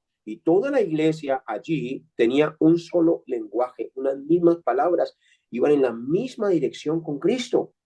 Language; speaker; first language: Spanish; native; Spanish